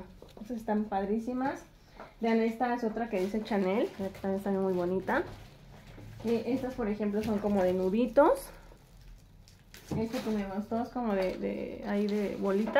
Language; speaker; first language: Spanish; native; Spanish